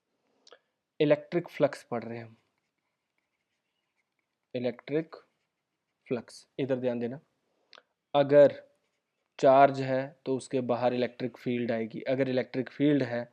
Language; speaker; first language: Hindi; native; Hindi